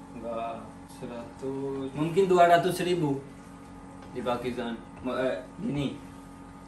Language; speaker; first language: Indonesian; non-native, learner; Urdu